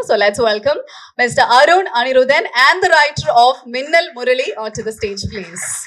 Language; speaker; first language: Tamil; native; Tamil